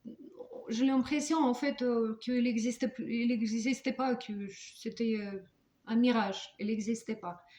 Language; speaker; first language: French; non-native, fluent; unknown